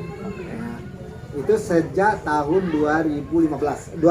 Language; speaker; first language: Indonesian; native; Indonesian